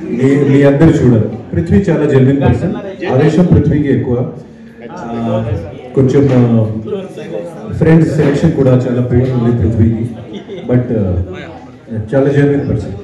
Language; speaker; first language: Telugu; non-native, fluent; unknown